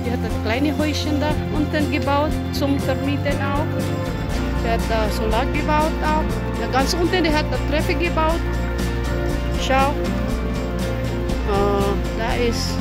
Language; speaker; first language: German; non-native, learner; Filipino